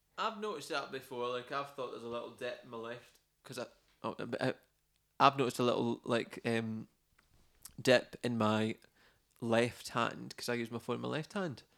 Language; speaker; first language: English; native; English